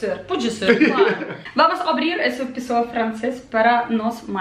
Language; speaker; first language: Portuguese; non-native, learner; Russian